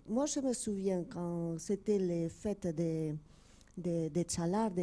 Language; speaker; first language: French; non-native, fluent; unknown